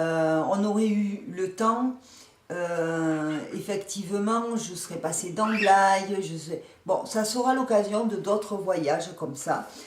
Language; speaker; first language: French; native; French